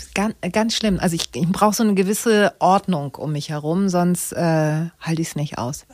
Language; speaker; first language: German; native; German